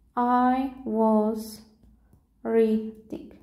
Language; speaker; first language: English; non-native, fluent; Azerbaijani